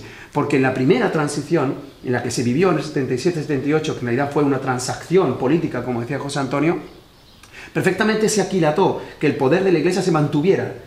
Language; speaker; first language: Spanish; native; Spanish